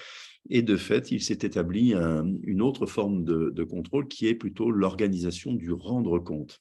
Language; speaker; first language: French; native; French